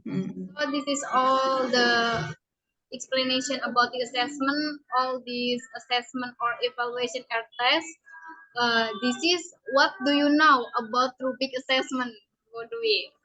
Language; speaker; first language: English; non-native, learner; Indonesian